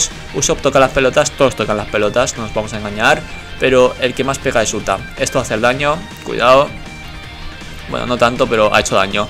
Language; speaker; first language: Spanish; native; Spanish